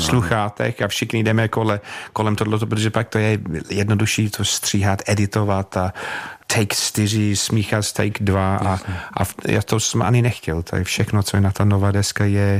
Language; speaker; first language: Czech; non-native, fluent; English